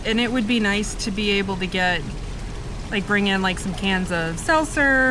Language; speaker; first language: English; native; English